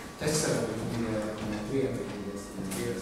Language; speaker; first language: Greek; non-native, fluent; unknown